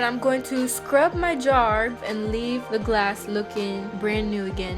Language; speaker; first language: English; native; English